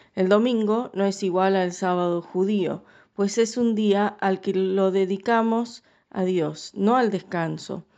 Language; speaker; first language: Spanish; non-native, fluent; English